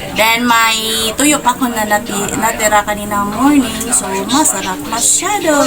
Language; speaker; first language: Filipino; non-native, local second language; Cebuano